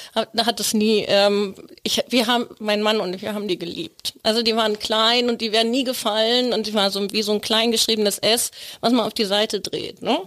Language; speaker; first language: German; native; German